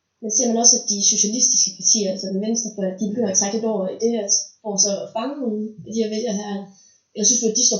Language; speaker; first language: Danish; native; Danish